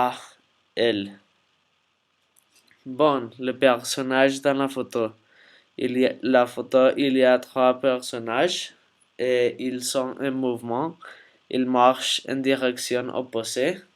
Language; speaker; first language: French; non-native, learner; Spanish